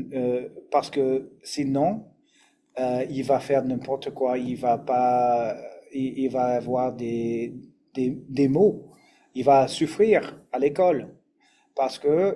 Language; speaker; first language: French; non-native, fluent; English